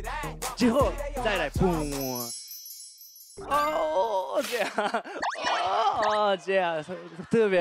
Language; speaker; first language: Chinese; non-native, learner; Thai